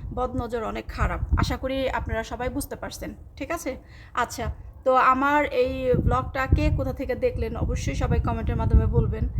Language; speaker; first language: Bangla; native; Bangla